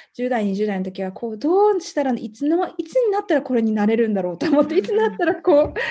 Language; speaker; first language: Japanese; native; Japanese